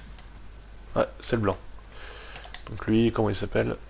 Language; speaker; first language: French; native; French